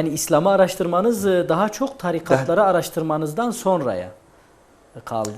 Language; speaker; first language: Turkish; non-native, local second language; Kurdish